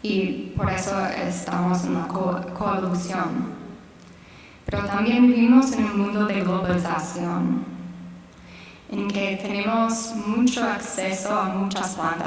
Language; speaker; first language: Spanish; non-native, fluent; English